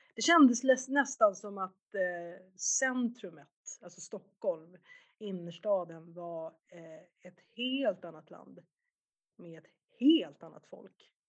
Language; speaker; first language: Swedish; early bilingual, other home language; Arabic